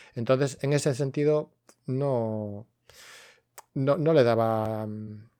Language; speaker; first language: Spanish; non-native, local second language; Galician